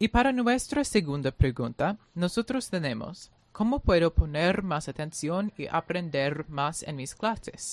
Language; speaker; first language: Spanish; non-native, learner; English